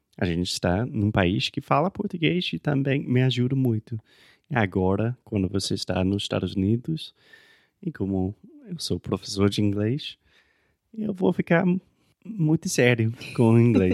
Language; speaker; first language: Portuguese; non-native, fluent; English